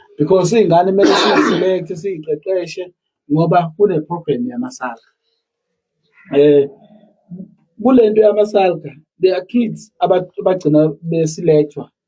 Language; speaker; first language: Zulu; native; Zulu